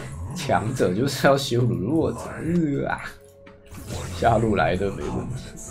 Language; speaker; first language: Chinese; native; Chinese